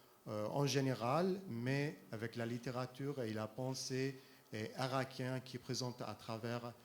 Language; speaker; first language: French; non-native, fluent; Arabic